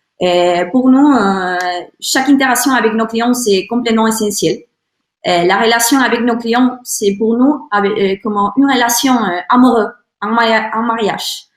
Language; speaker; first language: French; non-native, learner; Spanish